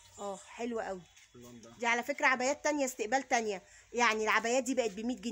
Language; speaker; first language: Arabic; native; Arabic